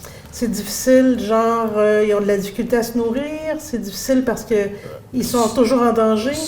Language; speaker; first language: French; native; French